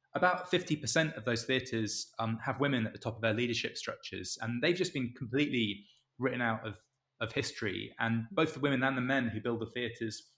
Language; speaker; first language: English; native; English